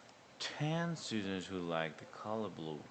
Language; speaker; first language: English; non-native, learner; Korean